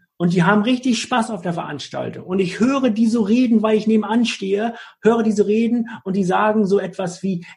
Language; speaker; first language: German; native; German